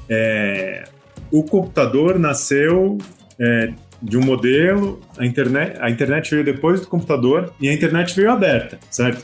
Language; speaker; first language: Portuguese; native; Portuguese